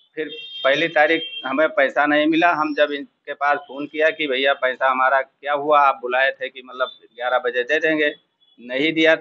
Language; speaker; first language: Hindi; native; Hindi